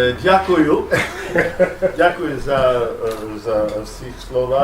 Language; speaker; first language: Ukrainian; non-native, learner; English